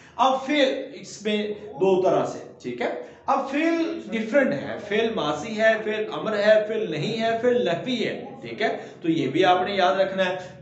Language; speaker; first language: Urdu; non-native, local second language; Punjabi